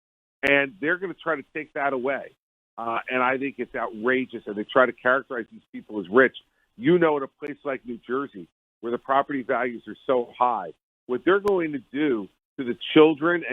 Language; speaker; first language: English; native; English